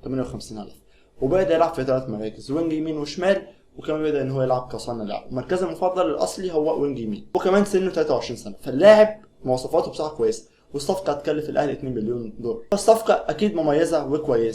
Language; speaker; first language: Arabic; native; Arabic